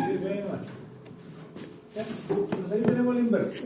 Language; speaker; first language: Spanish; native; Spanish